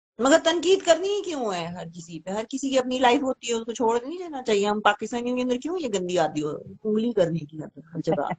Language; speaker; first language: Urdu; native; Urdu